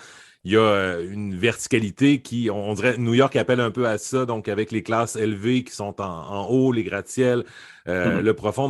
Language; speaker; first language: French; native; French